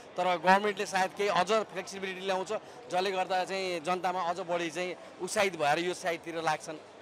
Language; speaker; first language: Nepali; native; Nepali